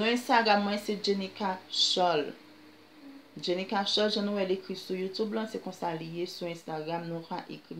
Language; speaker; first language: French; non-native, learner; Haitian Creole